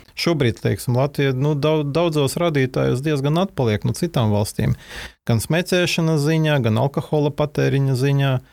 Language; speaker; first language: Latvian; non-native, local second language; Russian